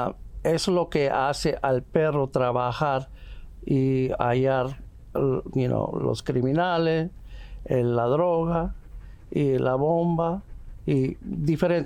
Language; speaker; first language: Spanish; early bilingual, heritage; Spanish